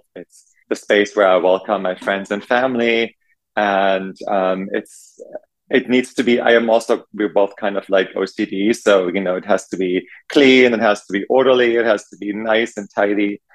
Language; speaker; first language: English; non-native, fluent; German